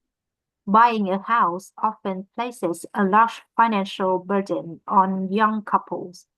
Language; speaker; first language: English; non-native, learner; Vietnamese